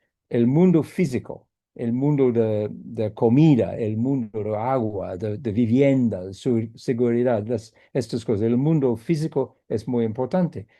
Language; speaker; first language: Spanish; non-native, fluent; English